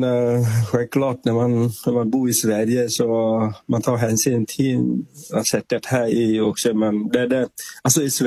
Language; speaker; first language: Swedish; non-native, fluent; Vietnamese